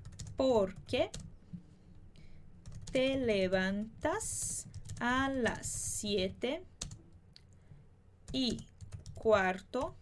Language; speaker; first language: Spanish; non-native, fluent; Portuguese